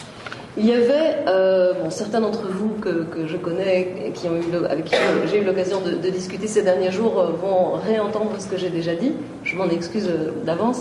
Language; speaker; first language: French; native; French